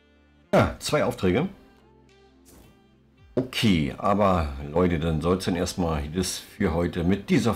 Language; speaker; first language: German; native; German